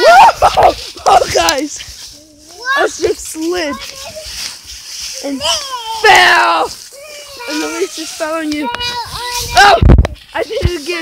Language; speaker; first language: English; native; English